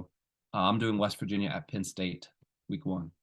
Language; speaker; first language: English; native; English